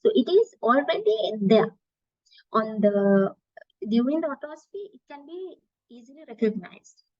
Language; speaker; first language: English; non-native, local second language; Sinhala